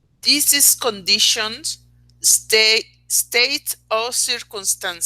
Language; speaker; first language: English; non-native, learner; Spanish